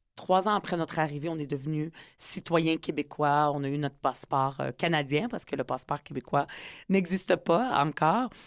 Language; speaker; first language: French; early bilingual, other home language; Arabic